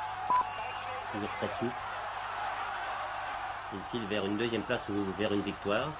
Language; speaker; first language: French; native; French